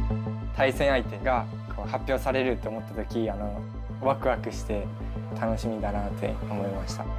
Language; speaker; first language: Japanese; native; Japanese